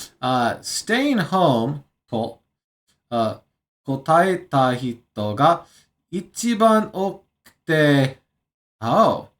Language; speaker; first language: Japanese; non-native, learner; English